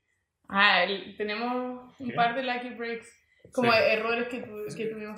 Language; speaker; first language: Spanish; native; Spanish